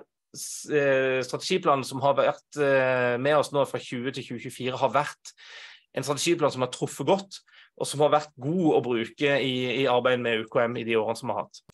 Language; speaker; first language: Norwegian; native; Norwegian